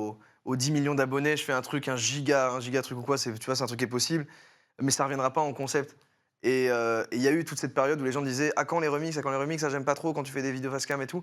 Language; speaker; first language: French; native; French